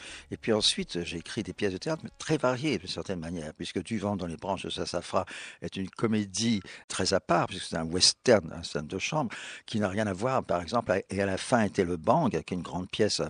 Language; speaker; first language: French; native; French